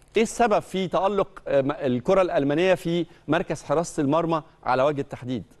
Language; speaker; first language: Arabic; native; Arabic